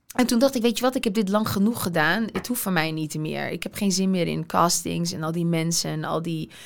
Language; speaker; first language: Dutch; native; Dutch